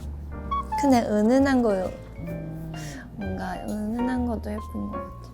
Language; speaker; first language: Korean; non-native, fluent; Chinese